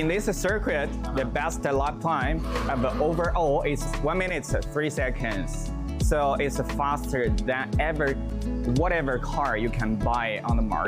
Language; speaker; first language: English; non-native, learner; Chinese